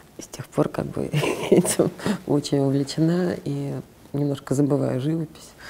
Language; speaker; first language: Russian; native; Russian